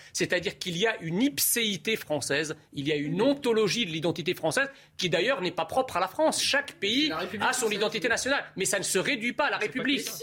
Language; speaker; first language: French; early bilingual, other home language; Arabic